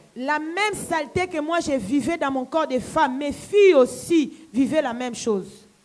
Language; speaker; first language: French; non-native, local second language; Lingala